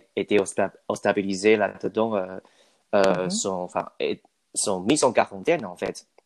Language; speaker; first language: French; non-native, fluent; Chinese